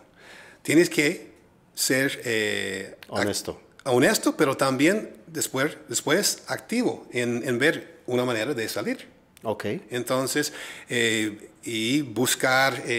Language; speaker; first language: Spanish; non-native, fluent; English